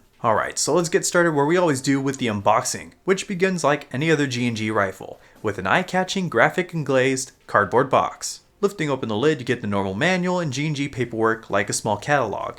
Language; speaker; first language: English; native; English